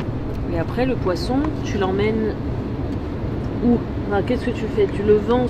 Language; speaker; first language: French; native; French